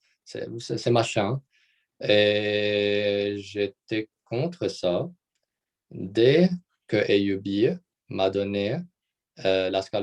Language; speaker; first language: French; non-native, local second language; Arabic